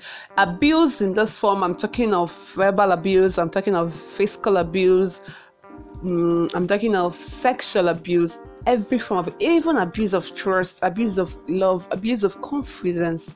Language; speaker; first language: English; non-native, local second language; Igbo